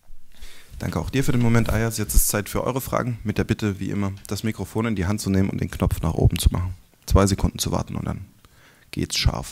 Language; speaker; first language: German; native; German